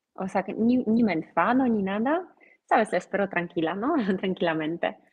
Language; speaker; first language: Spanish; non-native, fluent; Polish